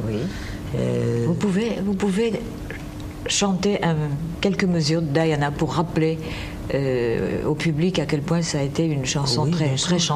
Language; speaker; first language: French; native; French